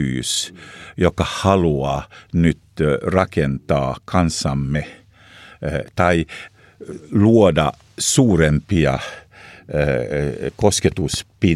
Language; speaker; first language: Finnish; non-native, local second language; Swedish